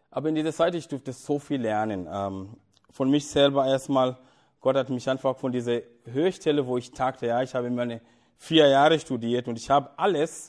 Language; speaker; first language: German; non-native, fluent; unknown